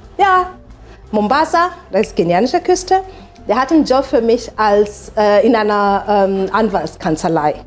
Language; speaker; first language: German; non-native, fluent; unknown